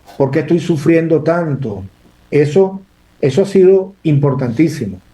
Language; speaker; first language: Spanish; native; Spanish